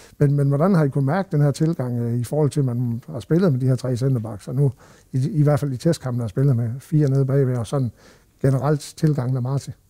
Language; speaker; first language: Danish; native; Danish